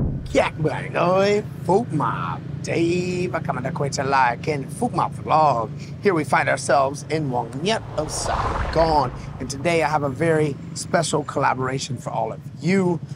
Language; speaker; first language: English; native; English